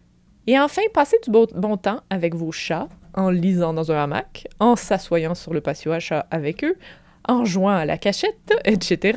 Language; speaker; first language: French; native; French